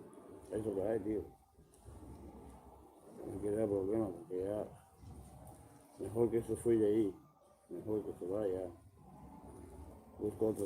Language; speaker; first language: Spanish; non-native, learner; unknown